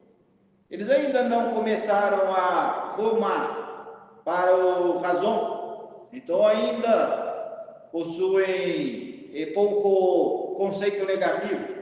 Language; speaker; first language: Portuguese; non-native, fluent; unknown